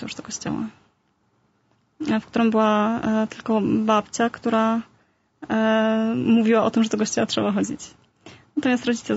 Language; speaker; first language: Polish; native; Polish